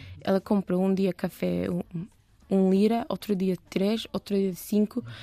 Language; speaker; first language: Portuguese; non-native, learner; Turkish